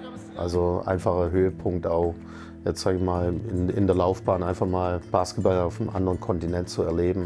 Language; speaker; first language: German; native; German